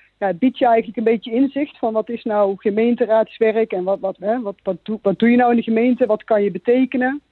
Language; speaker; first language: Dutch; native; Dutch